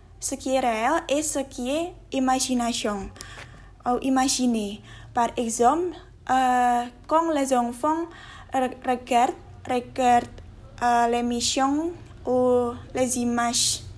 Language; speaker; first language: French; non-native, learner; Indonesian